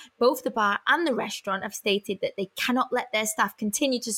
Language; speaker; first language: English; native; English